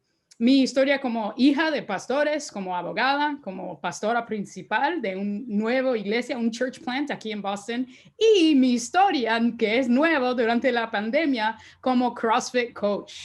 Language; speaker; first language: Spanish; early bilingual, heritage; Spanish